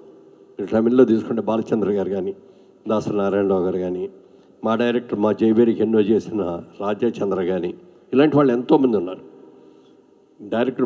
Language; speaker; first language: Telugu; native; Telugu